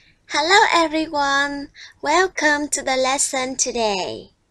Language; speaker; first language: English; non-native, fluent; Vietnamese